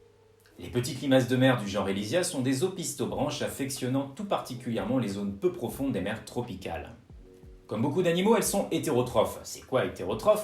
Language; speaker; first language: French; native; French